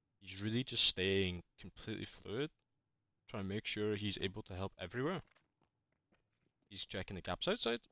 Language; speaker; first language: English; native; English